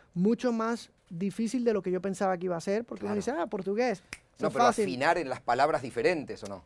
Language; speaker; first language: Spanish; native; Spanish